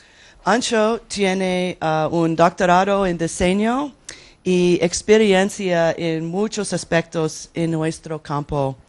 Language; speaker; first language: Spanish; non-native, learner; English